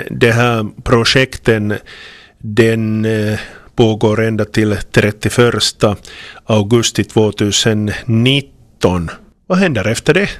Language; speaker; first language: Swedish; non-native, fluent; Finnish